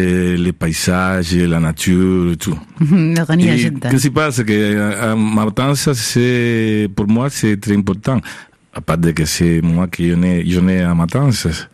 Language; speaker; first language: French; non-native, fluent; Spanish